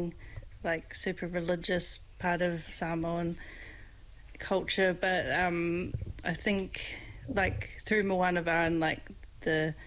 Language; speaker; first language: English; native; English